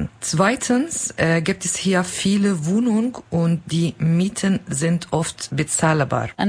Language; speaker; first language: German; non-native, learner; Kurdish